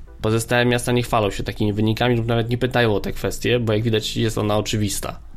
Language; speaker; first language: Polish; native; Polish